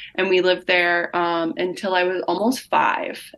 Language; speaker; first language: English; native; English